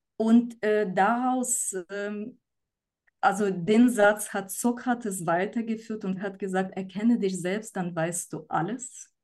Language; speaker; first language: German; non-native, fluent; Ukrainian